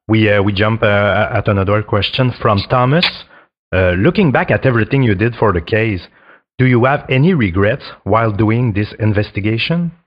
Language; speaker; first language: English; non-native, fluent; French